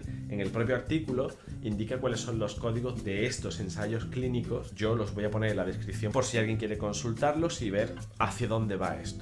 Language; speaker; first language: Spanish; native; Spanish